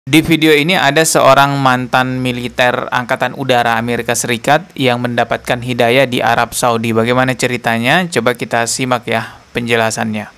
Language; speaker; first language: Indonesian; native; Indonesian